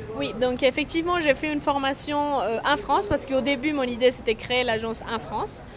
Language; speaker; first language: French; non-native, fluent; Spanish